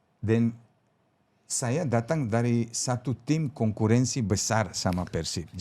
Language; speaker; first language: Indonesian; non-native, fluent; Serbian